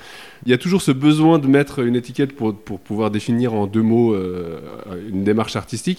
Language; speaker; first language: French; native; French